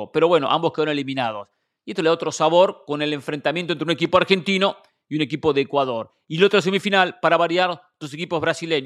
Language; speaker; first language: Spanish; native; Spanish